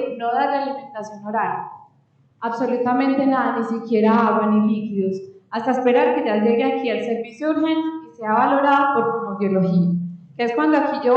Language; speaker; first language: Spanish; native; Spanish